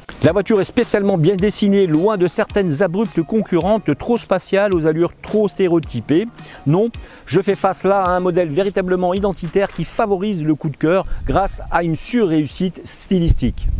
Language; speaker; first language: French; native; French